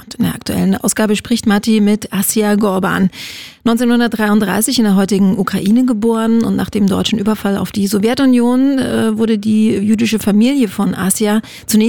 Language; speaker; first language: German; native; German